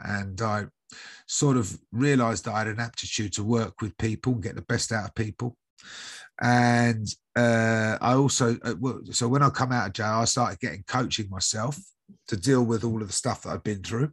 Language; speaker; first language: English; native; English